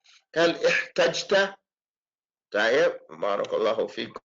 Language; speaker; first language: Arabic; non-native, fluent; English